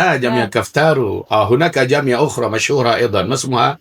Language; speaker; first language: Arabic; non-native, fluent; Indonesian